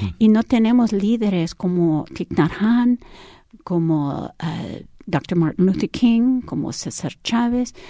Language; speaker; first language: Spanish; early bilingual, heritage; English